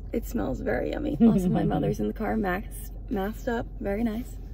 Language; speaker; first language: English; native; English